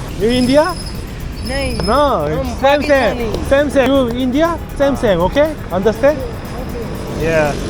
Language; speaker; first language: English; non-native, learner; Korean